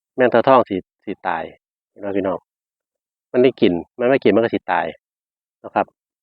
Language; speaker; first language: Thai; native; Thai